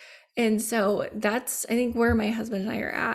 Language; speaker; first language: English; native; English